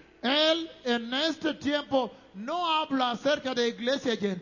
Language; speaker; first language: Spanish; non-native, learner; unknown